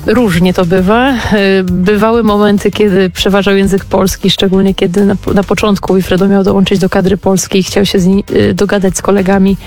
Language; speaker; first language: Polish; native; Polish